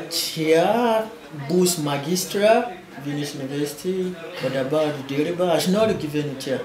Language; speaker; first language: Lithuanian; non-native, learner; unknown